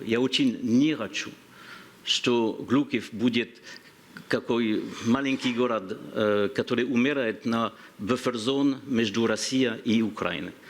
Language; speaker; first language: Russian; non-native, learner; French